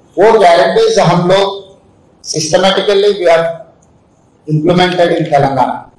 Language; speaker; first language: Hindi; non-native, local second language; Telugu